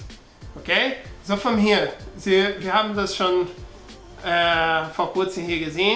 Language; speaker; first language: German; non-native, learner; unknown